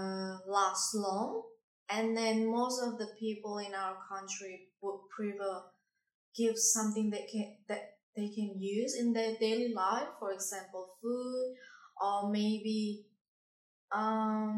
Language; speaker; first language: English; non-native, fluent; Indonesian